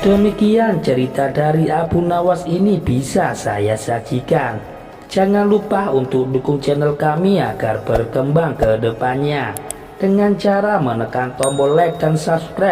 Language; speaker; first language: Indonesian; native; Indonesian